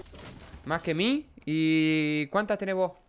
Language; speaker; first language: Spanish; native; Spanish